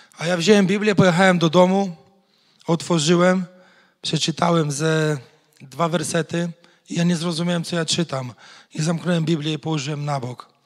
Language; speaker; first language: Polish; native; Polish